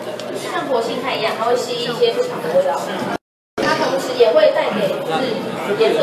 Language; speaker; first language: Chinese; native; Chinese